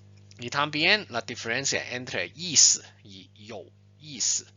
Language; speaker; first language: Spanish; non-native, fluent; Chinese